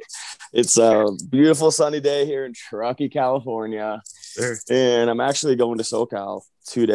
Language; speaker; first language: English; native; English